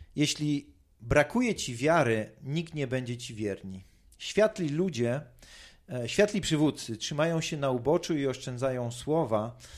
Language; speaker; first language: Polish; native; Polish